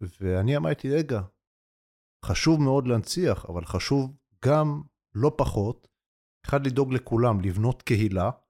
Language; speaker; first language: Hebrew; early bilingual, other home language; Portuguese